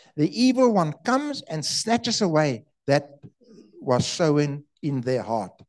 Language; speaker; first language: English; non-native, local second language; Afrikaans